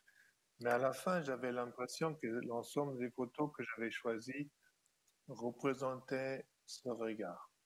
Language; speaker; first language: French; non-native, fluent; German